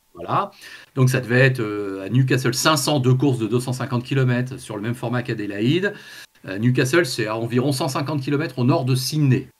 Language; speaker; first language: French; native; French